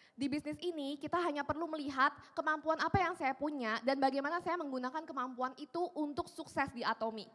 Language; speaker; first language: Indonesian; native; Indonesian